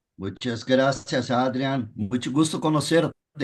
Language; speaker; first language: Spanish; non-native, learner; Portuguese